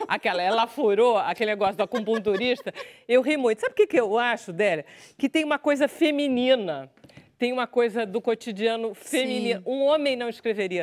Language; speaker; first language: Portuguese; native; Portuguese